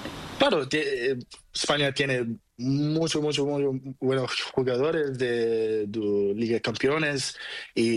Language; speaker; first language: Spanish; non-native, learner; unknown